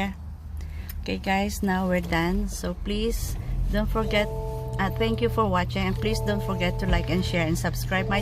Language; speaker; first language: English; non-native, local second language; Filipino